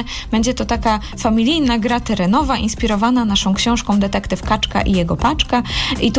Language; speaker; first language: Polish; native; Polish